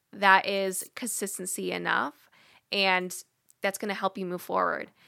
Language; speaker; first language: English; native; English